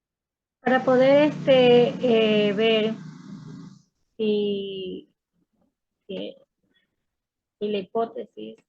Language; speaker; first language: Spanish; native; Spanish